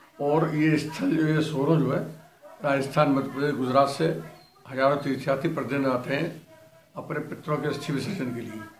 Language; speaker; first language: Hindi; native; Hindi